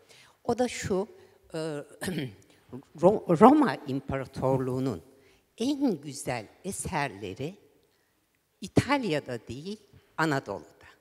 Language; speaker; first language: Turkish; native; Turkish